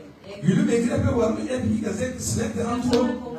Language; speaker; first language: Dutch; non-native, learner; French